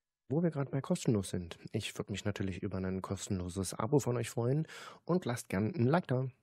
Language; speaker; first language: German; native; German